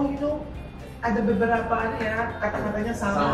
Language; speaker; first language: Indonesian; non-native, learner; Filipino